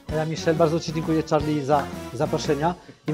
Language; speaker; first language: Polish; non-native, fluent; French